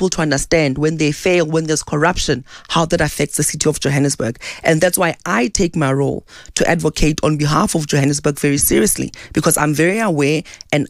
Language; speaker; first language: English; non-native, local second language; Southern Sotho